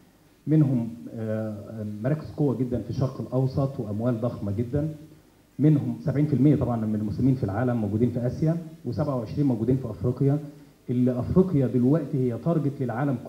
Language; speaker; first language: Arabic; native; Arabic